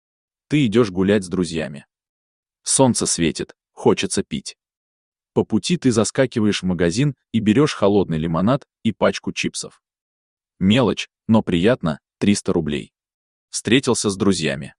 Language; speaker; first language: Russian; native; Russian